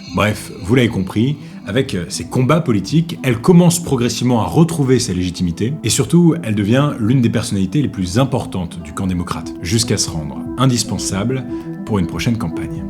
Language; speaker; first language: French; native; French